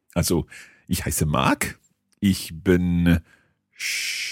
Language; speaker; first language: German; non-native, learner; English